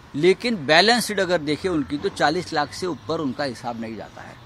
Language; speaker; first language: Hindi; non-native, local second language; Marathi